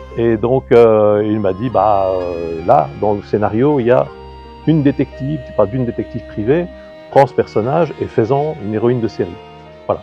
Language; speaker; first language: French; native; French